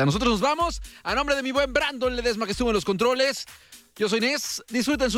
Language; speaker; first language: Spanish; native; Spanish